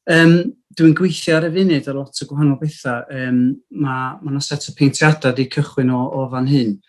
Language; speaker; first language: Welsh; native; Welsh